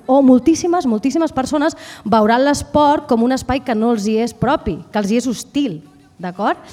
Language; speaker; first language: Catalan; native; Catalan